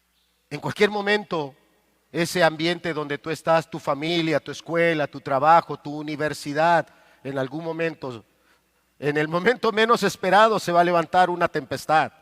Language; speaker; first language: Spanish; native; Spanish